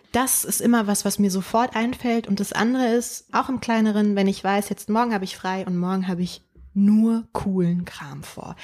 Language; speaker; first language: German; early bilingual, other home language; Polish